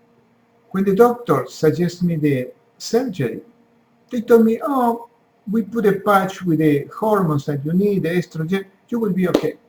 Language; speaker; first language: English; non-native, fluent; Spanish